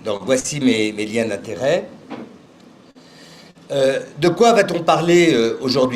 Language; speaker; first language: French; native; French